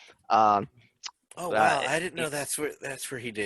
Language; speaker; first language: English; native; English